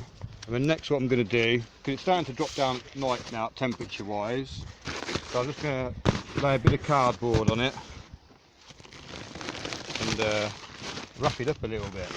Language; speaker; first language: English; native; English